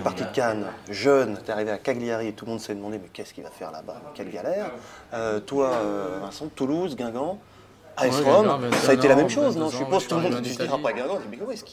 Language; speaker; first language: French; native; French